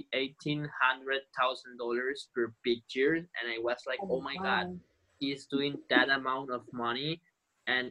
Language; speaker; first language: English; non-native, fluent; Spanish